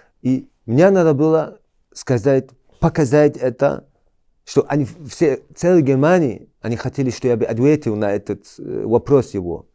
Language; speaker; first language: Russian; early bilingual, heritage; Chechen